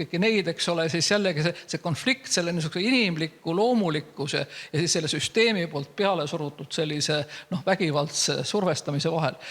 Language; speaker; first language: Estonian; native; Estonian